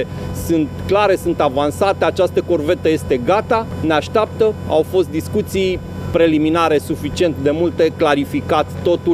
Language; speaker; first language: Romanian; native; Romanian